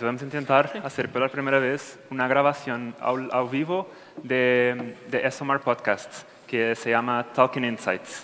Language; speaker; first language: Spanish; non-native, fluent; Portuguese